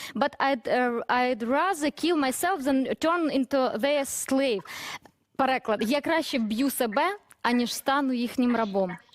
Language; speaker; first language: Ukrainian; native; Ukrainian